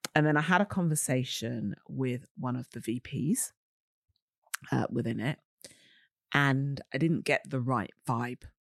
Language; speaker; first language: English; native; English